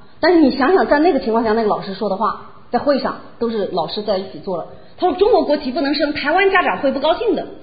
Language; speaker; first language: Chinese; native; Chinese